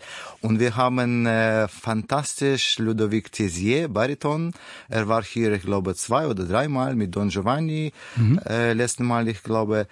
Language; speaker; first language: German; non-native, learner; Russian